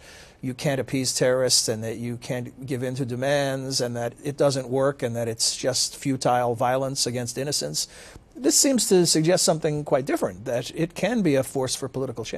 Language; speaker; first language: English; native; English